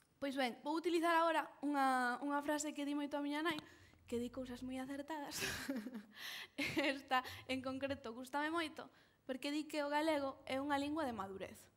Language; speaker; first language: Galician; non-native, local second language; Spanish